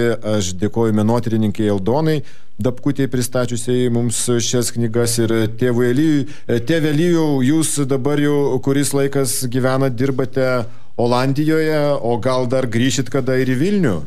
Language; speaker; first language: Lithuanian; native; Lithuanian